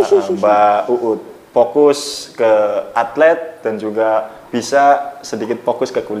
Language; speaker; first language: Indonesian; native; Indonesian